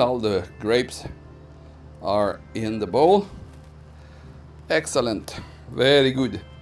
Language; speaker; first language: English; non-native, fluent; French